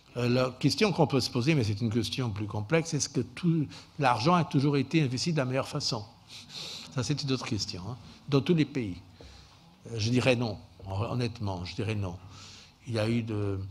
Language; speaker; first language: French; non-native, fluent; Portuguese